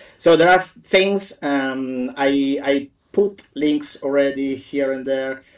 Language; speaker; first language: English; non-native, fluent; Italian